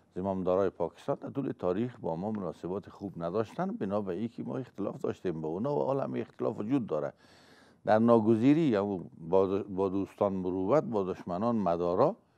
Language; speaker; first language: Persian; native; Persian